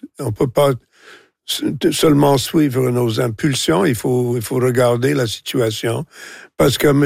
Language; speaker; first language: French; non-native, local second language; English